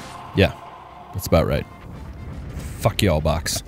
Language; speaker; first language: English; native; English